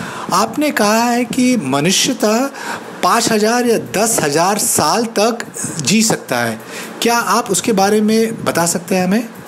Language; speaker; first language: Hindi; native; Hindi